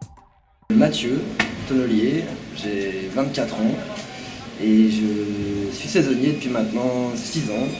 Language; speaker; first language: French; native; French